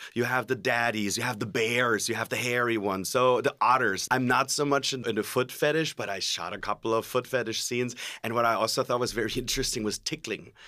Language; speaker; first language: English; non-native, fluent; German